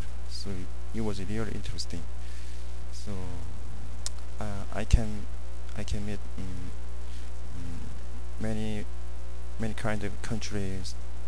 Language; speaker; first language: English; non-native, learner; Korean